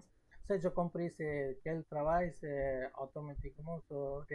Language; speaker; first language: French; non-native, learner; Tamil